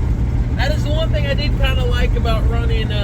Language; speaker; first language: English; native; English